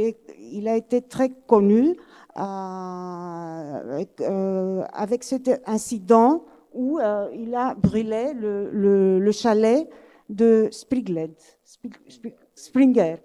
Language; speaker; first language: French; non-native, fluent; Greek